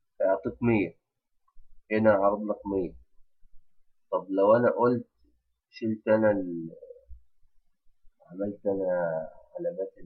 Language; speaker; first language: Arabic; native; Arabic